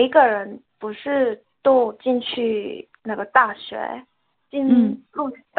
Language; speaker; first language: Chinese; non-native, learner; Korean